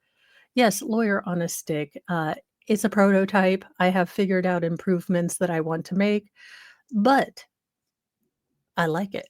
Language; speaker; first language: English; native; English